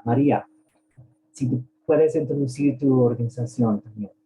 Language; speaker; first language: Spanish; early bilingual, heritage; Spanish